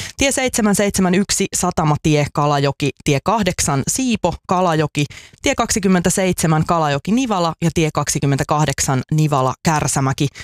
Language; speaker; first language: Finnish; native; Finnish